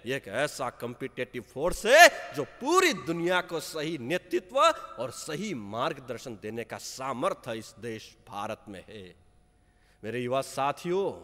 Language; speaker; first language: Hindi; non-native, local second language; Nepali